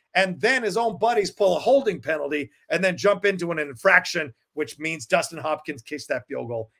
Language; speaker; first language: English; native; English